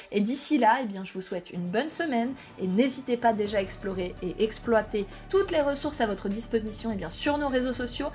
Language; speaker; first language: French; native; French